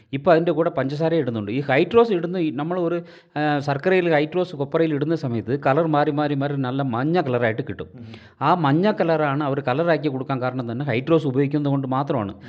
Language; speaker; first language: Malayalam; non-native, local second language; Tamil